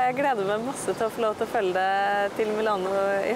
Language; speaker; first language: Norwegian; native; Norwegian